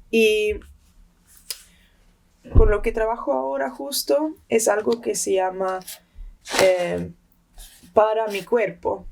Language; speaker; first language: Spanish; early bilingual, heritage; Spanish